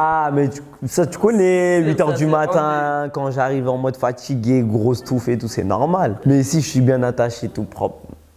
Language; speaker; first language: French; native; French